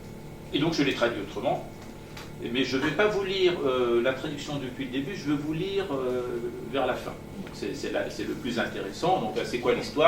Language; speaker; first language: French; non-native, fluent; Persian